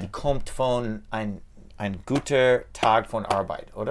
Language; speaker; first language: German; non-native, learner; English